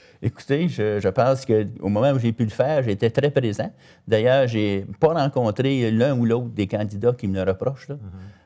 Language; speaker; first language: French; native; French